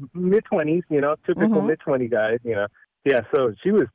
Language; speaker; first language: English; early bilingual, other home language; Filipino